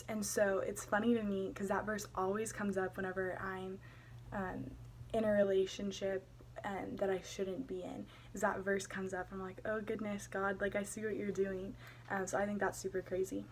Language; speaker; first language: English; native; English